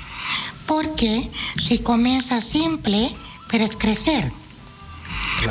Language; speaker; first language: Spanish; non-native, fluent; Dutch